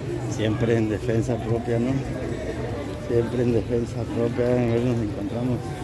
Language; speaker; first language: Spanish; native; Spanish